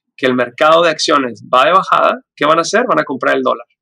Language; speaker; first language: Spanish; native; Spanish